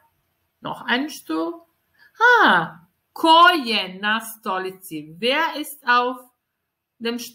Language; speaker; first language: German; non-native, fluent; Serbian